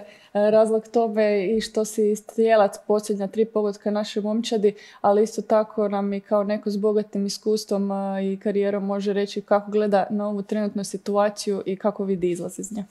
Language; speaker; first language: Serbian; native; Serbian